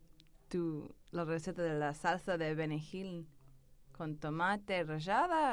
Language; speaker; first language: Spanish; early bilingual, heritage; English